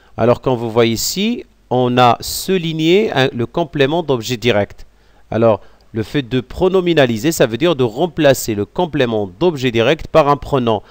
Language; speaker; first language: French; non-native, local second language; Arabic